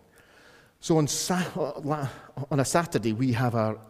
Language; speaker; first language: English; native; English